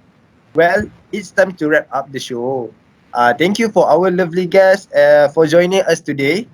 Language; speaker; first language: English; non-native, local second language; Malay